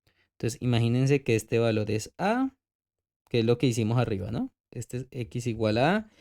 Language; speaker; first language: Spanish; native; Spanish